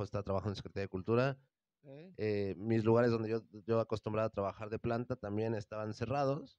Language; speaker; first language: Spanish; native; Spanish